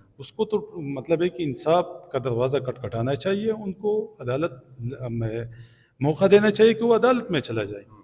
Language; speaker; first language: Urdu; non-native, local second language; Pashto